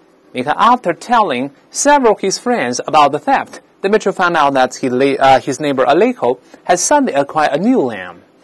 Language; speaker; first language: English; non-native, fluent; Chinese